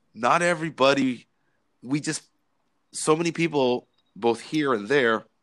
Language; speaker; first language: English; native; English